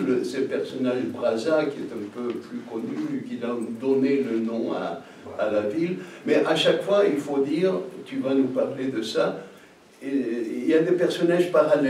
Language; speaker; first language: French; non-native, fluent; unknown